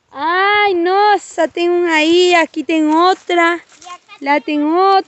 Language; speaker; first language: Spanish; non-native, learner; Portuguese